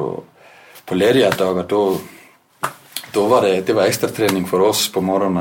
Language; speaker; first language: Swedish; non-native, fluent; Icelandic